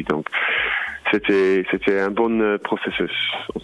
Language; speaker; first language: French; non-native, learner; English